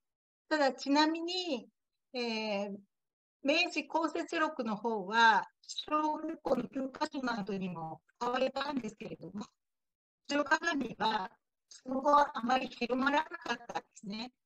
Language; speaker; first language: Japanese; native; Japanese